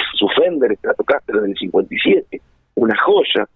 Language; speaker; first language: Spanish; native; Spanish